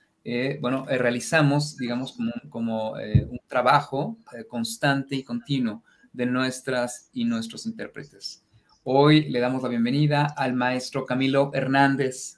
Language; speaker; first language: Spanish; native; Spanish